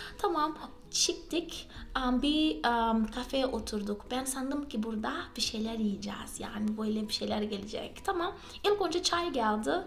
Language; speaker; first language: Turkish; non-native, fluent; Portuguese